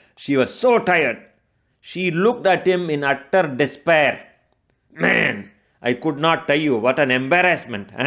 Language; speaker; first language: English; non-native, local second language; Tamil